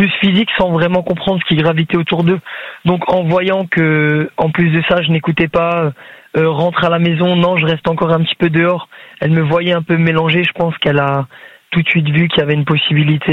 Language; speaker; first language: French; native; French